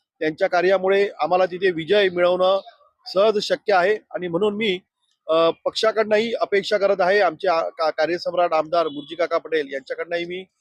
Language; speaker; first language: Marathi; native; Marathi